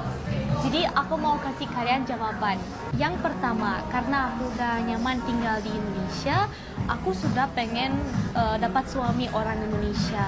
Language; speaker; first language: Indonesian; non-native, fluent; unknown